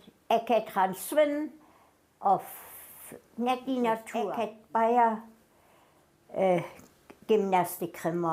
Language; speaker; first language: Afrikaans; non-native, local second language; German